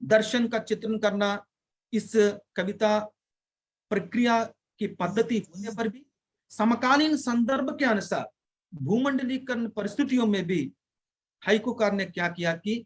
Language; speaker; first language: Hindi; non-native, local second language; Telugu